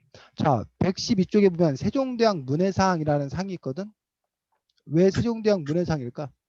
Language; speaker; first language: Korean; native; Korean